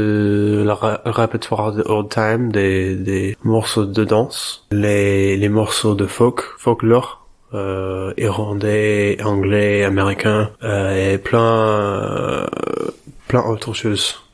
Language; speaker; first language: French; non-native, learner; English